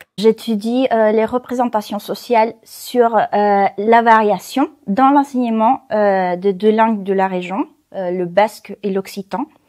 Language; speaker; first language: French; non-native, fluent; Spanish